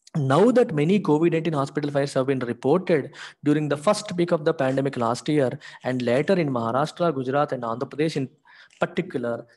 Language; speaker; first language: English; non-native, local second language; Telugu